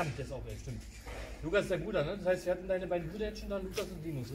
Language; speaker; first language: German; native; German